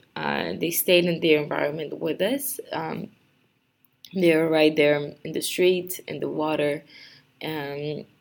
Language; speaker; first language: English; non-native, fluent; Portuguese